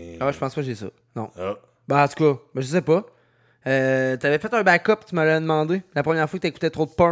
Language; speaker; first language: French; native; French